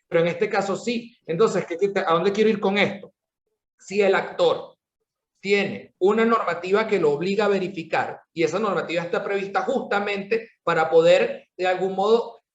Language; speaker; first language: Spanish; native; Spanish